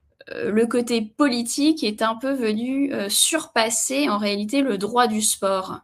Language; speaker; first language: French; native; French